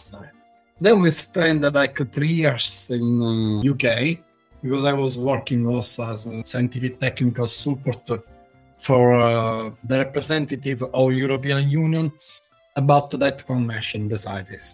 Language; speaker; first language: English; non-native, learner; Italian